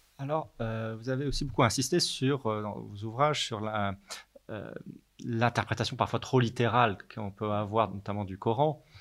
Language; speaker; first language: French; native; French